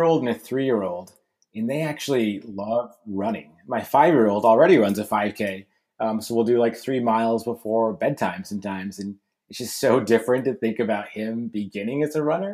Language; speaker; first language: English; native; English